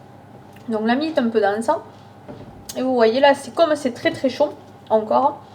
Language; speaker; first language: French; native; French